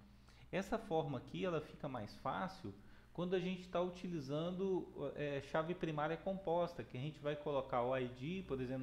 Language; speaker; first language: Portuguese; native; Portuguese